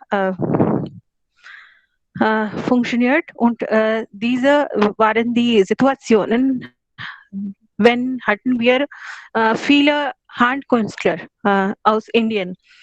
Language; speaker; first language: German; non-native, learner; Hindi